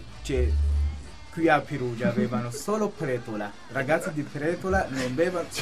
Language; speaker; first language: Italian; non-native, local second language; Kurdish